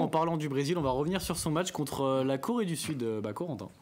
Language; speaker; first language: French; native; French